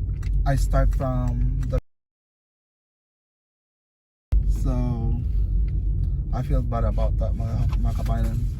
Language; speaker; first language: English; non-native, local second language; Filipino